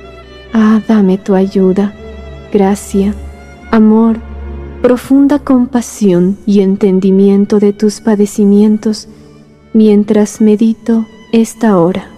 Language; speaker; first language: Spanish; native; Spanish